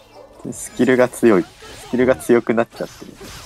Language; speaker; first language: Japanese; native; Japanese